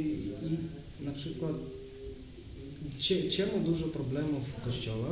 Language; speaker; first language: Polish; non-native, learner; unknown